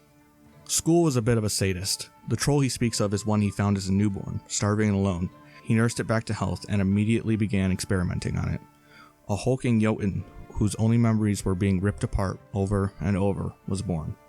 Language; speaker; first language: English; native; English